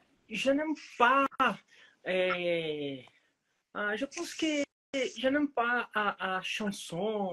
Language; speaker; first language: French; non-native, learner; Portuguese